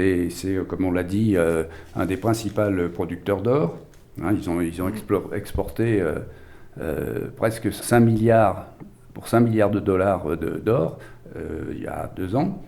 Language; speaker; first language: French; native; French